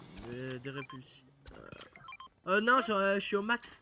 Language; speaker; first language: French; native; French